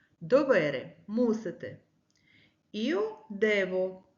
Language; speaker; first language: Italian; non-native, fluent; Ukrainian